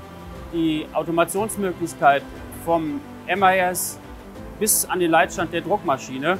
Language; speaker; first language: German; native; German